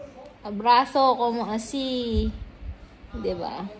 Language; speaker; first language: Spanish; non-native, learner; Filipino